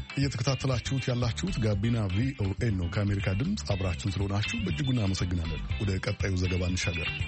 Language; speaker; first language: Amharic; native; Amharic